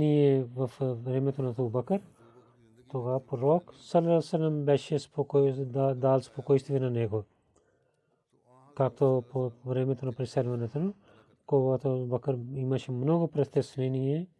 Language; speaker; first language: Bulgarian; non-native, learner; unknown